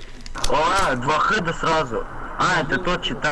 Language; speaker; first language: Russian; native; Russian